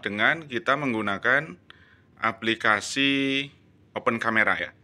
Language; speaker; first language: Indonesian; native; Indonesian